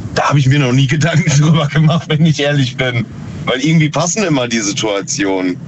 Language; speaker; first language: German; native; German